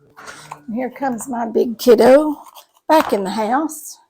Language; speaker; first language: English; native; English